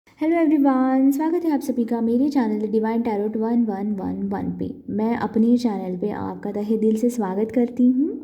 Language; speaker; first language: Hindi; non-native, local second language; Marathi